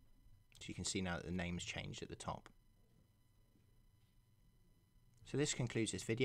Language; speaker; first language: English; native; English